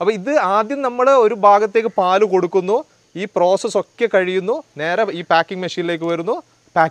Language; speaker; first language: Malayalam; native; Malayalam